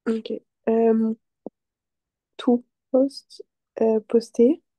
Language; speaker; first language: English; non-native, learner; French